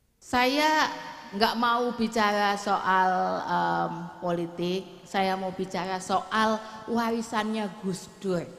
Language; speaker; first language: Indonesian; native; Indonesian